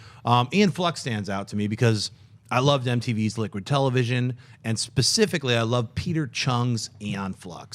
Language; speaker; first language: English; native; English